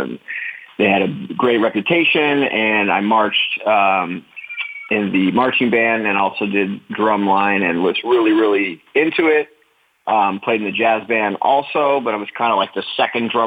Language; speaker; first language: English; native; English